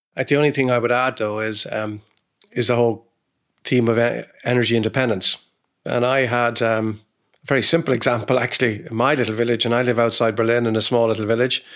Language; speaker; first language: English; native; English